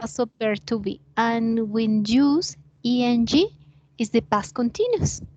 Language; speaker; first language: English; non-native, learner; Spanish